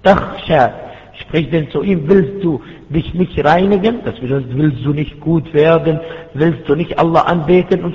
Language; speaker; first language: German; non-native, fluent; Arabic